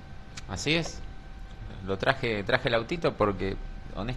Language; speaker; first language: Spanish; native; Spanish